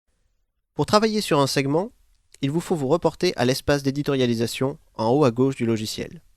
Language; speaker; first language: French; native; French